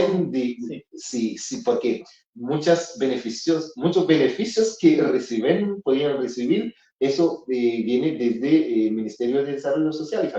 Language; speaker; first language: Spanish; non-native, fluent; Haitian Creole